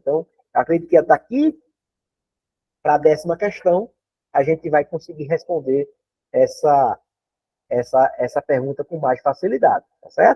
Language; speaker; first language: Portuguese; native; Portuguese